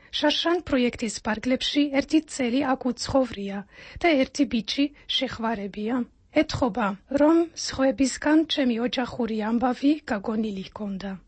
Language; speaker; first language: Georgian; non-native, fluent; Dutch